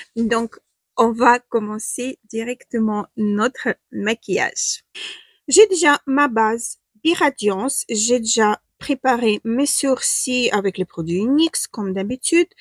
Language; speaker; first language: French; non-native, fluent; Ukrainian